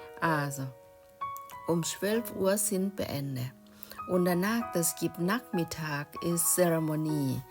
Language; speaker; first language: German; non-native, learner; Thai